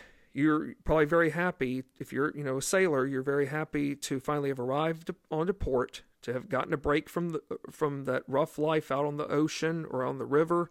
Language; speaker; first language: English; native; English